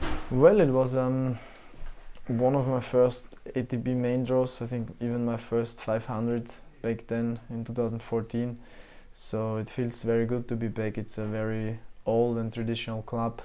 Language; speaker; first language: English; non-native, fluent; German